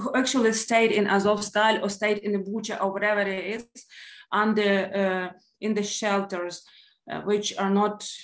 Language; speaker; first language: English; non-native, fluent; Ukrainian